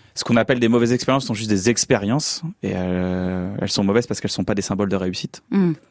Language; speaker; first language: French; native; French